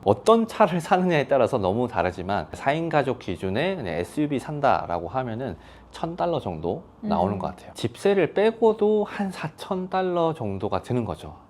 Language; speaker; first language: Korean; non-native, local second language; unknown